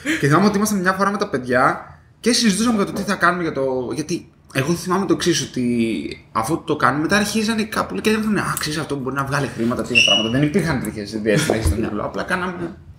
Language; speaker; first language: Greek; native; Greek